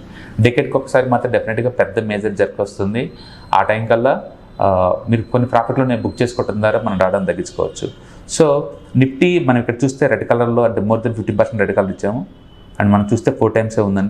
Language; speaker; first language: Telugu; native; Telugu